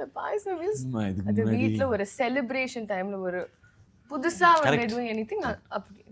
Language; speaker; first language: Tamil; non-native, learner; Telugu